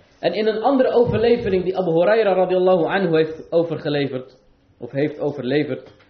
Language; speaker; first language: Dutch; early bilingual, other home language; Arabic